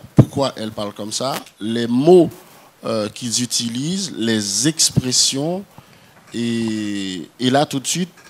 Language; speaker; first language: French; non-native, local second language; Haitian Creole